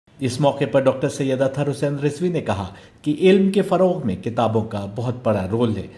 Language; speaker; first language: Urdu; native; Urdu